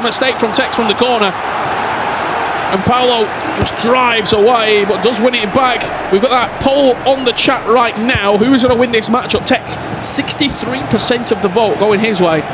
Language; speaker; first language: English; native; English